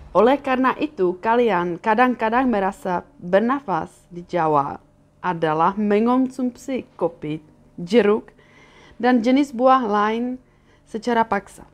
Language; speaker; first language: Indonesian; non-native, fluent; Czech